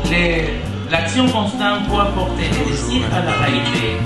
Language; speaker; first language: French; non-native, learner; Spanish